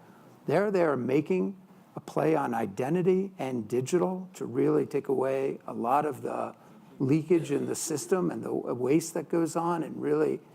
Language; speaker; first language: English; native; English